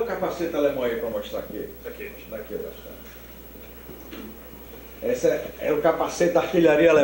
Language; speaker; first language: Portuguese; native; Portuguese